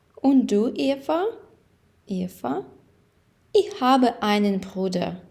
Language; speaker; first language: German; non-native, fluent; Ukrainian